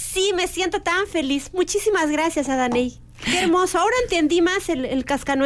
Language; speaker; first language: Spanish; native; Spanish